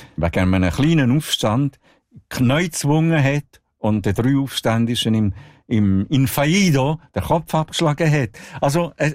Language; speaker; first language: German; non-native, local second language; Italian